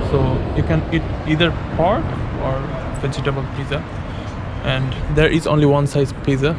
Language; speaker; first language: English; non-native, learner; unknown